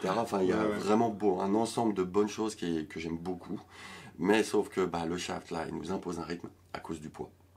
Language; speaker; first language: French; native; French